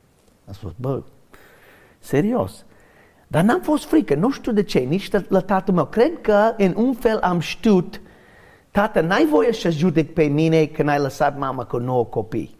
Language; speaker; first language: Romanian; non-native, learner; English